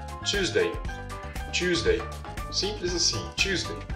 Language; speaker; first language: English; non-native, fluent; Portuguese